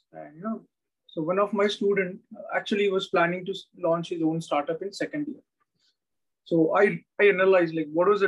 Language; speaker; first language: English; non-native, local second language; Marathi